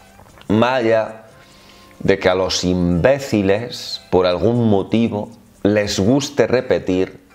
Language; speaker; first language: Spanish; native; Spanish